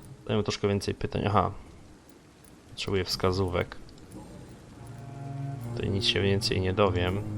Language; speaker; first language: Polish; native; Polish